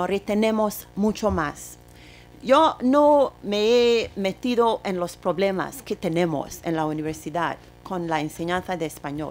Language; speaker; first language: Spanish; non-native, fluent; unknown